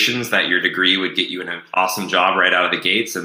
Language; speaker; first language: English; native; English